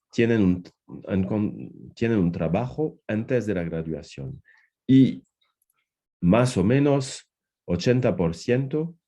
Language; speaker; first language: Spanish; non-native, fluent; French